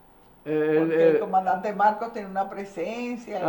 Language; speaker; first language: Spanish; native; Spanish